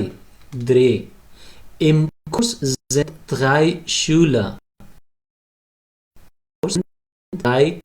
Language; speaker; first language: German; non-native, fluent; Pashto